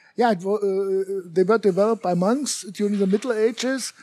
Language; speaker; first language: English; non-native, fluent; German